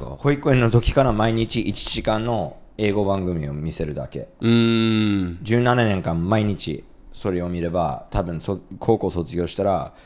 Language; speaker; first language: Japanese; non-native, fluent; English